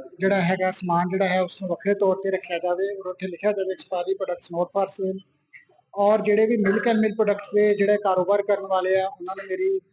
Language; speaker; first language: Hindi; non-native, local second language; Punjabi